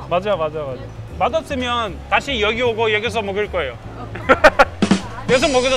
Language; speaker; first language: Korean; non-native, fluent; Russian